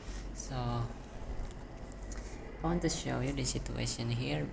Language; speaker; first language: English; non-native, learner; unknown